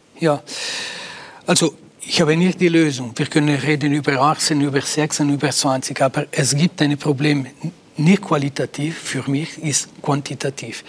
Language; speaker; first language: German; non-native, local second language; Italian